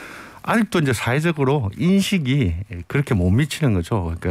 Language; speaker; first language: Korean; native; Korean